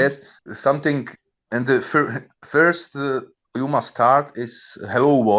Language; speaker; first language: English; non-native, learner; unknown